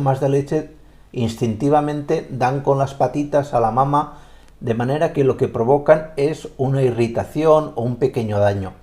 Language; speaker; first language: Spanish; native; Spanish